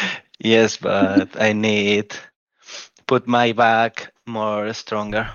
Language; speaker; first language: English; non-native, learner; Spanish